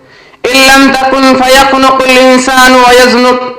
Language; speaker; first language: Arabic; non-native, learner; Urdu